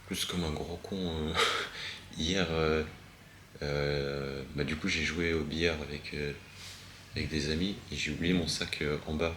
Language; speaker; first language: French; native; French